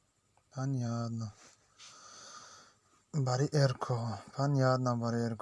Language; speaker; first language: Russian; non-native, learner; Tajik